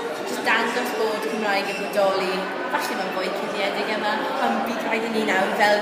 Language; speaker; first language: Welsh; non-native, local second language; English